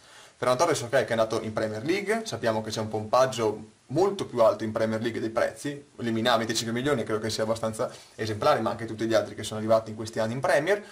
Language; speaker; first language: Italian; native; Italian